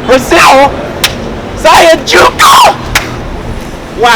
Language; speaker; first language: Indonesian; non-native, local second language; English